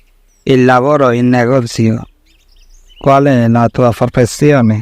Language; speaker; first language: Italian; non-native, learner; Bangla